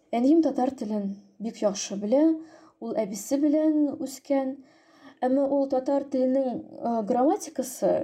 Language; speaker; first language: Tatar; non-native, local second language; Russian